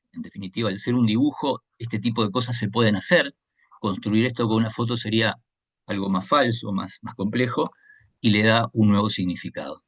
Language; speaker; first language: Spanish; native; Spanish